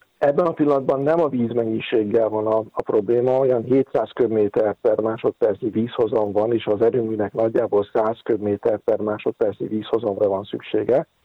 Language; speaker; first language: Hungarian; native; Hungarian